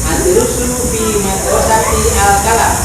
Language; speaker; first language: Arabic; non-native, fluent; Indonesian